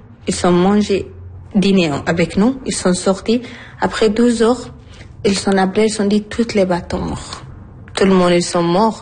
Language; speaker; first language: French; non-native, learner; Arabic